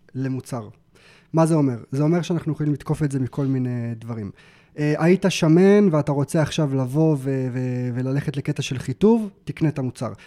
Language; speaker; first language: Hebrew; native; Hebrew